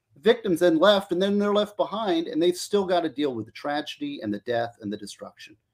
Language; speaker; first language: English; native; English